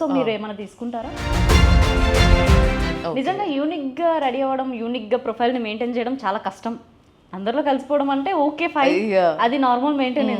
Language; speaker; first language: Telugu; native; Telugu